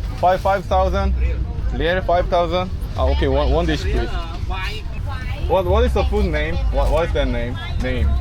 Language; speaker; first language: English; non-native, learner; Korean